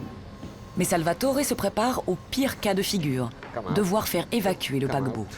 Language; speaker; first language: French; native; French